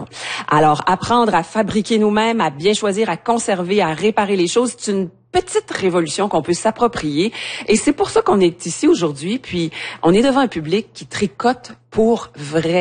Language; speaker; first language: French; native; French